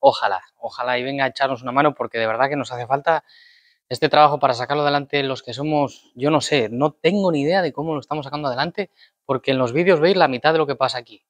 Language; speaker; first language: Spanish; native; Spanish